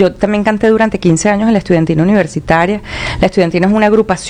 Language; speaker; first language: Spanish; native; Spanish